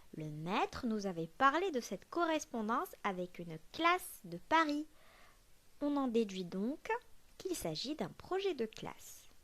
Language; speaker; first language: French; non-native, local second language; Arabic